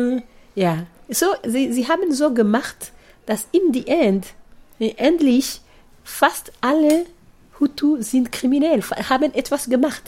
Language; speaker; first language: German; non-native, fluent; Kinyarwanda